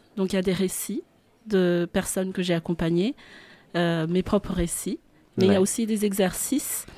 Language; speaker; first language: French; non-native, local second language; Malagasy